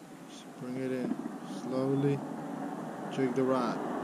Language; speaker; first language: English; native; English